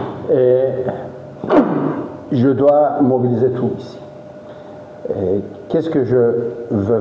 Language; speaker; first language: French; non-native, fluent; Turkish